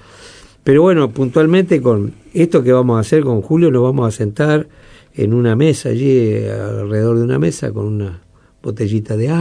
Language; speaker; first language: Spanish; native; Spanish